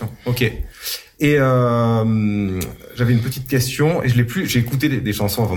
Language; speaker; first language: French; native; French